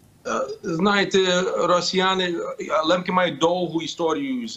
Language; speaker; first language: Ukrainian; early bilingual, heritage; Ukrainian